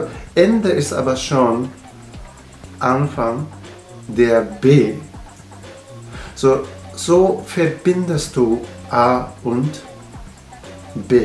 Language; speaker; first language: German; non-native, learner; Japanese